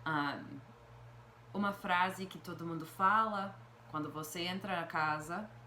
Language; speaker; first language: Portuguese; non-native, fluent; English